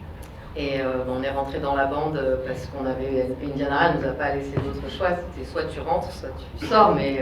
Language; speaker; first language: French; native; French